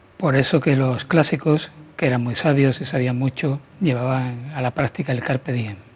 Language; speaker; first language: Spanish; native; Spanish